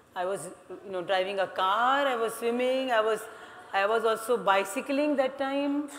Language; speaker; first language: English; non-native, local second language; Hindi